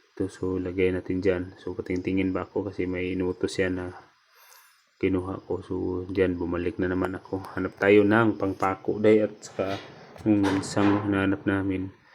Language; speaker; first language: Filipino; non-native, local second language; Cebuano